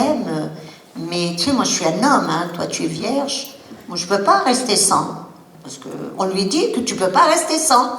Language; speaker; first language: French; non-native, local second language; Arabic